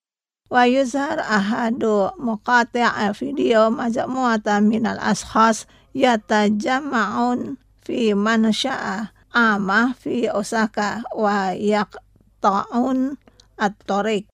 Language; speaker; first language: Arabic; non-native, fluent; Indonesian